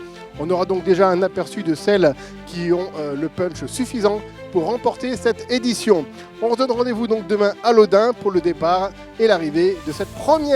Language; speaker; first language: French; native; French